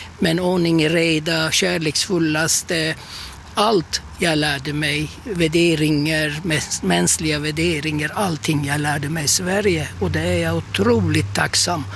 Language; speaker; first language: Swedish; non-native, fluent; Turkish